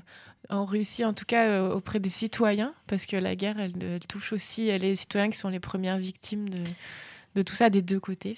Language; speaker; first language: French; native; French